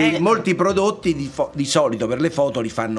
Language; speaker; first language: Italian; native; Italian